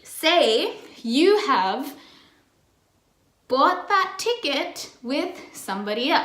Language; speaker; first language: English; native; English